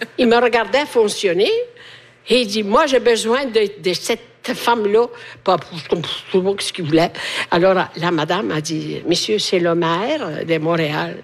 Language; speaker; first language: French; non-native, fluent; Italian